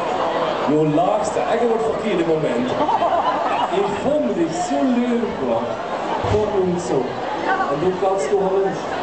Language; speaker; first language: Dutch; non-native, local second language; Limburgish